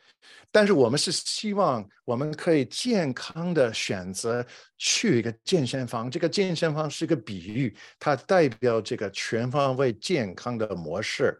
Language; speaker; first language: Chinese; non-native, fluent; English